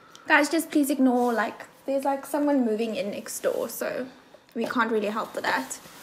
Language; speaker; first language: English; non-native, local second language; Afrikaans